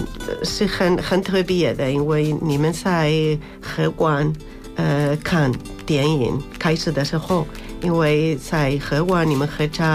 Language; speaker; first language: Chinese; non-native, learner; Spanish